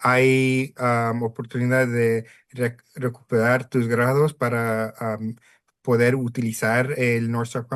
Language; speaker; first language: Spanish; early bilingual, heritage; Spanish